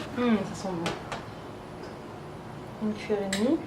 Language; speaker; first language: French; native; French